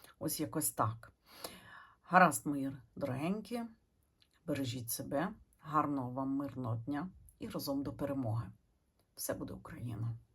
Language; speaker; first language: Ukrainian; non-native, local second language; Russian